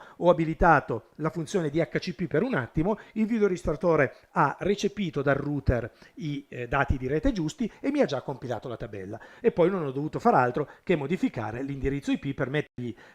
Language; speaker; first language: Italian; native; Italian